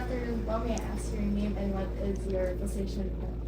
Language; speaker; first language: English; non-native, local second language; Filipino